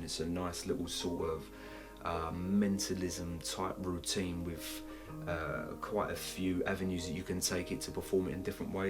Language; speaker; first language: English; native; English